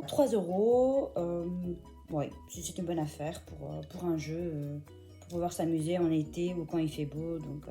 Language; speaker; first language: French; native; French